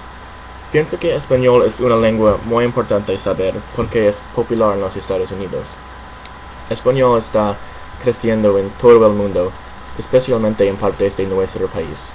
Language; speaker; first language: Spanish; non-native, learner; English